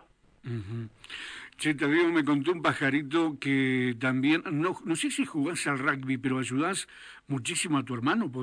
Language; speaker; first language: Spanish; native; Spanish